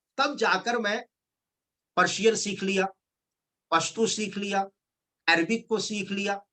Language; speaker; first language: Hindi; non-native, local second language; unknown